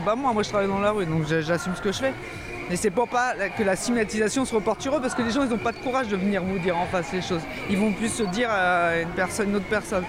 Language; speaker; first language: French; native; French